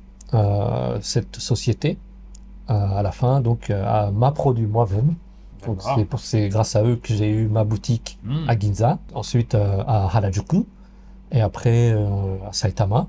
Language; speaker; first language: French; native; French